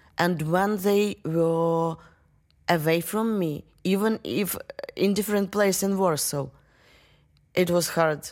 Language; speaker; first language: English; non-native, fluent; Russian